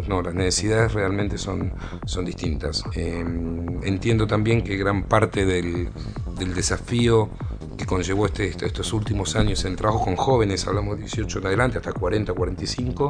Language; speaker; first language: Spanish; native; Spanish